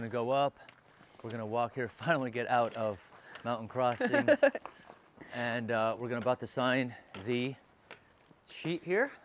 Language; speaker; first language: English; native; English